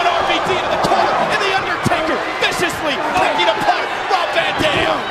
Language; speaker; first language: English; native; English